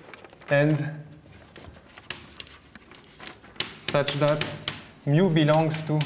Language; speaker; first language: English; non-native, fluent; French